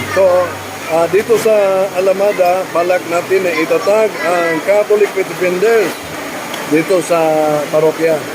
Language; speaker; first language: Filipino; non-native, local second language; Cebuano